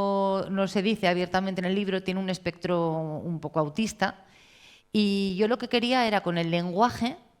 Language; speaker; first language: Spanish; native; Spanish